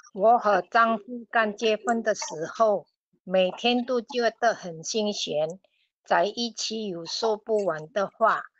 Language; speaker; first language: Chinese; non-native, learner; Indonesian